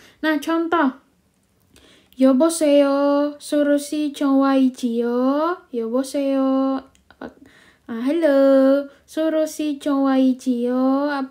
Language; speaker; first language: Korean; non-native, learner; Indonesian